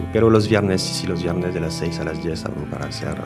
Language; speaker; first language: Spanish; non-native, learner; French